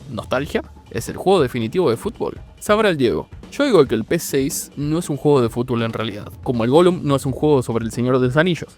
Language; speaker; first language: Spanish; native; Spanish